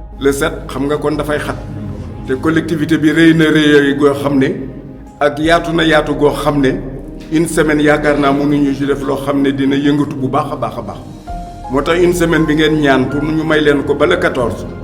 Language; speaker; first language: Wolof; non-native, local second language; Mandingo